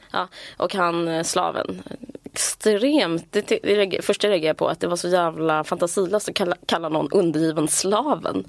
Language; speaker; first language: Swedish; native; Swedish